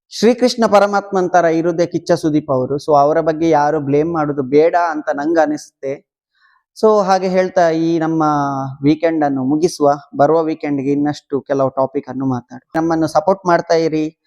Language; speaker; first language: Kannada; non-native, local second language; Tulu